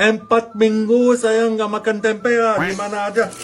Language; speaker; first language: Indonesian; non-native, learner; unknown